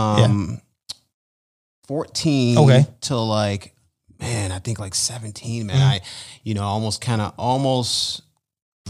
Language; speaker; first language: English; native; English